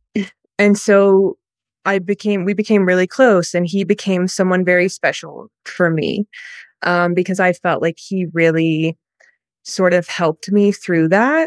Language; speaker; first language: English; native; English